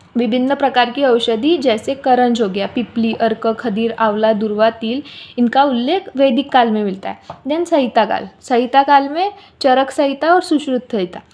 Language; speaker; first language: Hindi; non-native, local second language; Marathi